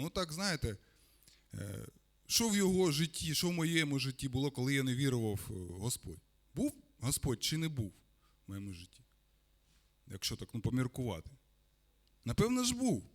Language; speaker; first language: Ukrainian; non-native, local second language; Russian